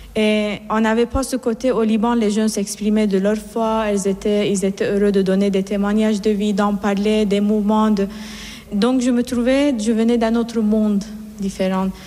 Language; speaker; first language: French; non-native, fluent; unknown